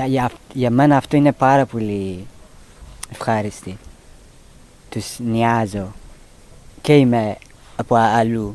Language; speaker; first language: Greek; non-native, learner; Persian